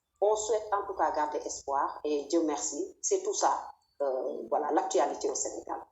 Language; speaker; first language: French; non-native, local second language; Wolof